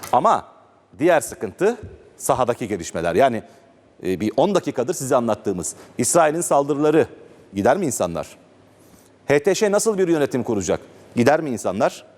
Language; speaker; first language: Turkish; native; Turkish